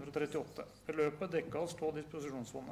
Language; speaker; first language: Norwegian; native; Norwegian